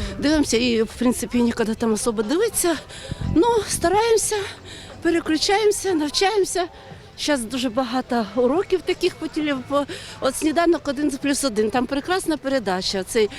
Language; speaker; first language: Ukrainian; non-native, local second language; Russian